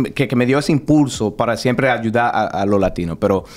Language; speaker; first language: Spanish; early bilingual, heritage; Spanish